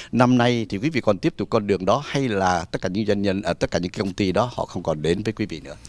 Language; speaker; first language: Vietnamese; native; Vietnamese